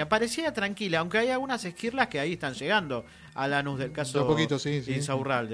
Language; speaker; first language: Spanish; native; Spanish